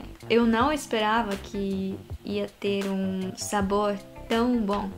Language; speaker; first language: Portuguese; non-native, fluent; Japanese